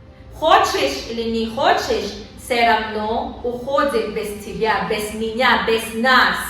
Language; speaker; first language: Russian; non-native, learner; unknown